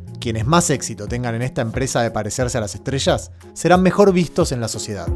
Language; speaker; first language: Spanish; native; Spanish